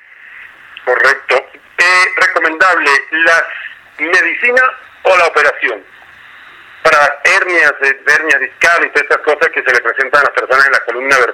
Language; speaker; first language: Spanish; native; Spanish